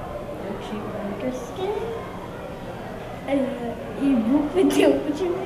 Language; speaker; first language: Bulgarian; early bilingual, heritage; Bulgarian